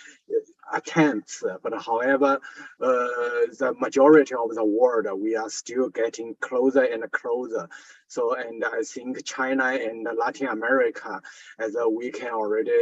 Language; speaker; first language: English; non-native, fluent; Chinese